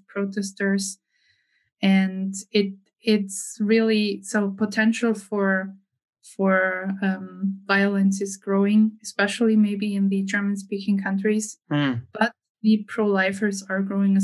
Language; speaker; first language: English; non-native, fluent; German